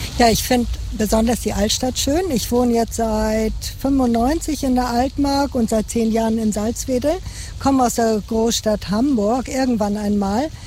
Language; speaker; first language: German; native; German